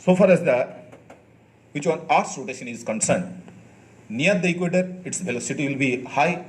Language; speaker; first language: English; non-native, local second language; Bangla